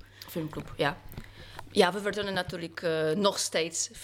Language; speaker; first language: Dutch; non-native, fluent; Polish